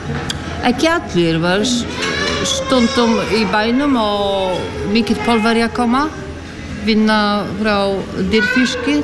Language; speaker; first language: Icelandic; non-native, learner; Polish